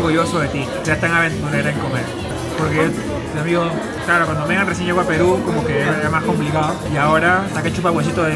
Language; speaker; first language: Spanish; native; Spanish